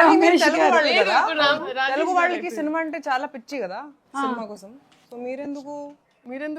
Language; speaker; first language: Telugu; non-native, fluent; Hindi